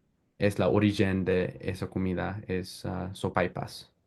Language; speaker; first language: Spanish; non-native, learner; English